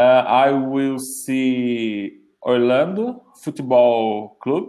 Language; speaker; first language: English; non-native, learner; Portuguese